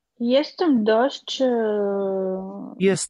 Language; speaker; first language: Polish; non-native, learner; Russian